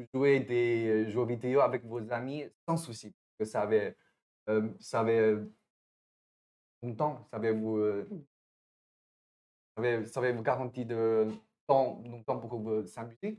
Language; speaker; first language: French; non-native, fluent; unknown